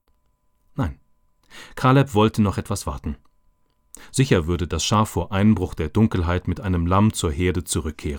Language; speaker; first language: German; native; German